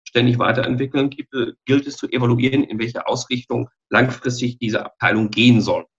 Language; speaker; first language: German; native; German